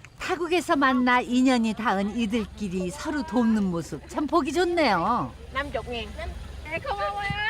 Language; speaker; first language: Korean; native; Korean